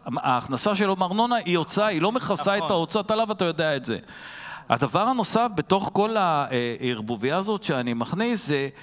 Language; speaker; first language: Hebrew; native; Hebrew